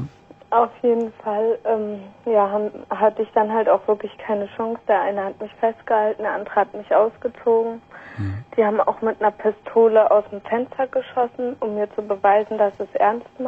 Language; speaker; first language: German; native; German